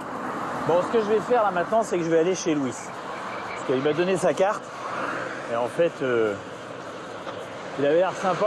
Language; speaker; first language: French; native; French